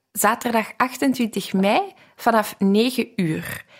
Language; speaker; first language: Dutch; native; Dutch